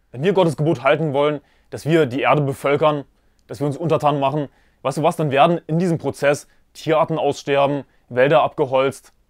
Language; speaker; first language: German; native; German